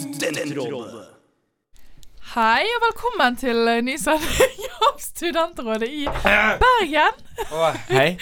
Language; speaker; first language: Norwegian; native; Norwegian